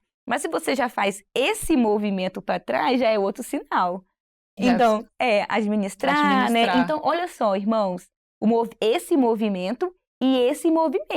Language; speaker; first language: Portuguese; native; Portuguese